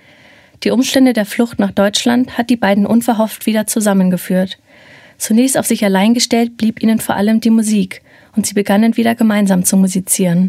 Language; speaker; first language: German; native; German